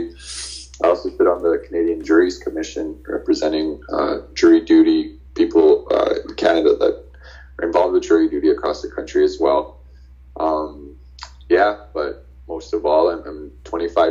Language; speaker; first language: English; native; English